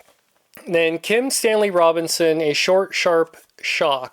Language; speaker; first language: English; native; English